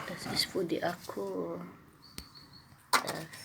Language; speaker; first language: German; non-native, learner; Filipino